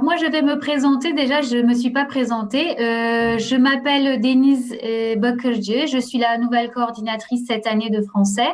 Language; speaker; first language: French; native; French